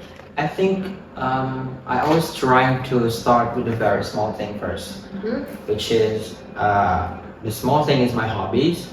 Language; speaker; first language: English; non-native, fluent; Indonesian